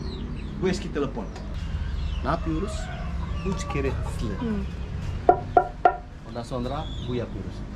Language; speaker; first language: Turkish; non-native, learner; Indonesian